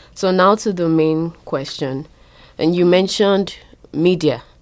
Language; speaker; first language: English; non-native, local second language; Yoruba